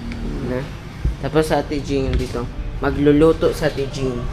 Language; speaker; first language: Filipino; non-native, local second language; Cebuano